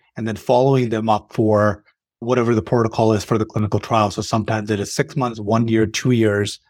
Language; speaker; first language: English; early bilingual, other home language; Arabic